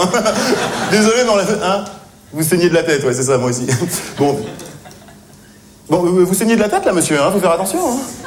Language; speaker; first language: French; native; French